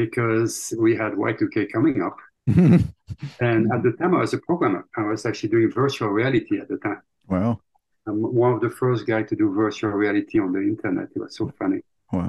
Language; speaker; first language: English; non-native, fluent; French